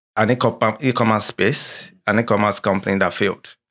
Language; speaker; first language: English; non-native, local second language; Yoruba